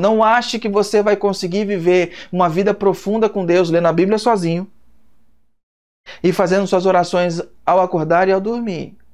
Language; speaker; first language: Portuguese; native; Portuguese